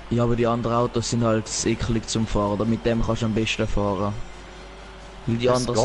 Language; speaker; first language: German; native; German